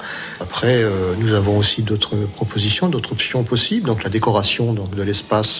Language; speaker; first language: French; native; French